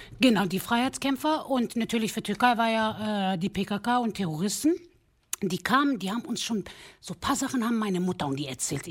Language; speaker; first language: German; early bilingual, other home language; Kurdish